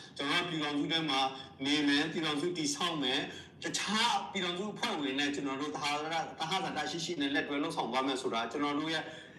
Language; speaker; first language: Burmese; non-native, local second language; S'gaw Karen